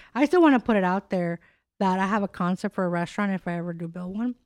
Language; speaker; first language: English; native; English